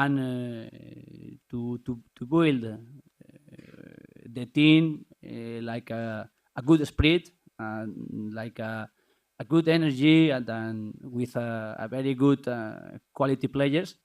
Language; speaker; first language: English; non-native, learner; Spanish